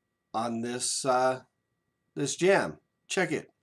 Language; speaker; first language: English; native; English